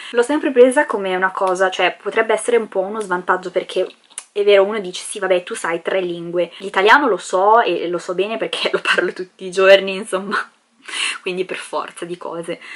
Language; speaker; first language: Italian; early bilingual, other home language; Filipino